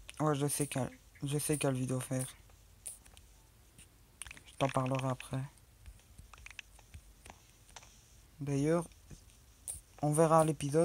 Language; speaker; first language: French; native; French